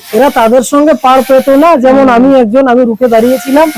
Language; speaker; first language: Bangla; native; Bangla